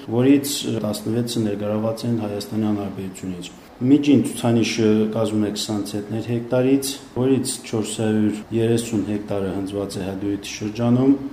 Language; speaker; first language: Armenian; native; Armenian